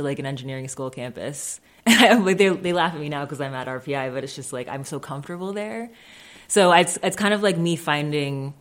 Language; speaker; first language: English; native; English